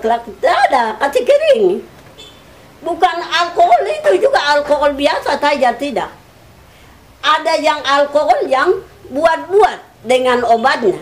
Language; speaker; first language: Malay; non-native, local second language; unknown